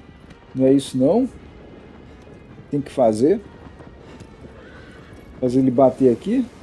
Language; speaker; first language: Portuguese; native; Portuguese